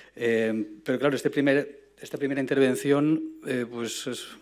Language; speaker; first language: Spanish; native; Spanish